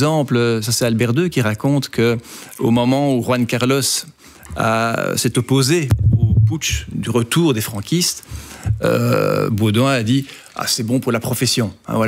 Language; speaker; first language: French; native; French